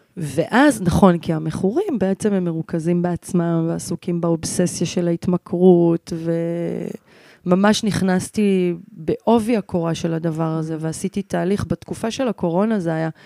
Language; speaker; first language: Hebrew; native; Hebrew